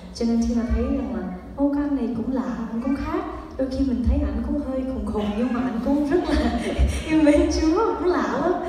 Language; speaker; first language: Vietnamese; early bilingual, heritage; Vietnamese